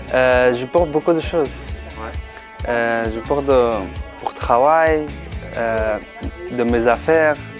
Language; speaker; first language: French; non-native, learner; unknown